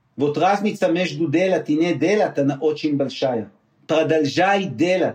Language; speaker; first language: Russian; non-native, learner; Hebrew